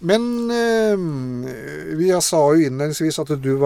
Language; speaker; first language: Norwegian; native; Norwegian